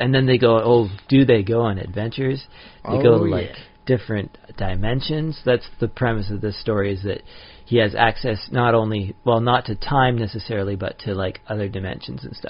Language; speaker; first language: English; native; English